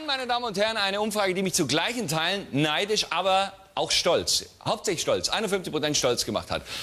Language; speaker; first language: German; native; German